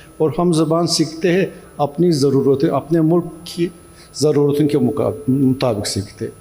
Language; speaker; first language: Urdu; non-native, fluent; Turkish